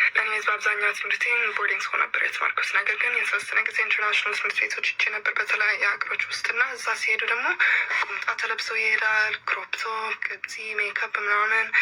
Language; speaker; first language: Amharic; early bilingual, heritage; Amharic